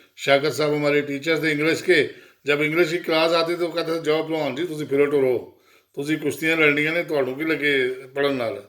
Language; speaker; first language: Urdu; non-native, local second language; Punjabi